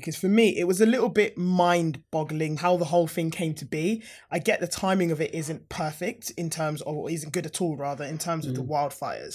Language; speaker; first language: English; native; English